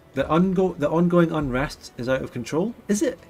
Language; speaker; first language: English; native; English